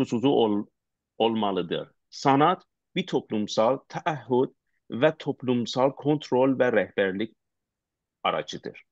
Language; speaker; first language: Turkish; non-native, learner; Persian